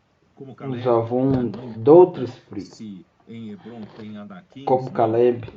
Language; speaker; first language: French; non-native, learner; Portuguese